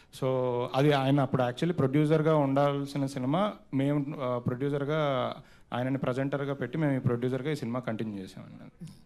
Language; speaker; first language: Telugu; native; Telugu